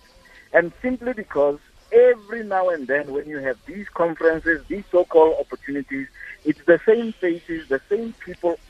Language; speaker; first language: English; non-native, local second language; Tswana